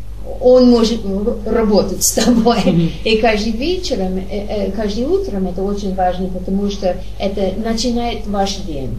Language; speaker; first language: Russian; non-native, learner; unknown